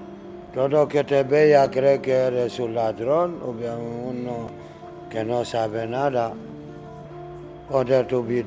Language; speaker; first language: Spanish; non-native, learner; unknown